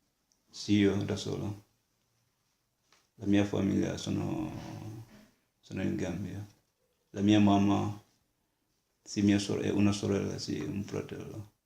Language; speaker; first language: Italian; non-native, learner; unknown